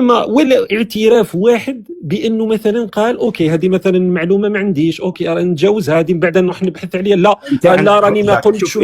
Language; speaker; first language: Arabic; native; Arabic